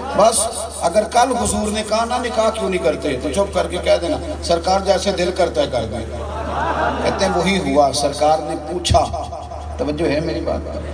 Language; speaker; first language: Urdu; non-native, local second language; Punjabi